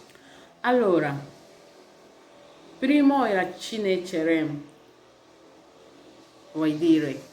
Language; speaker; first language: Italian; non-native, learner; Igbo